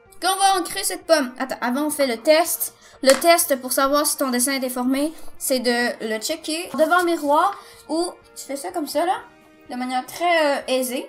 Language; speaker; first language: French; native; French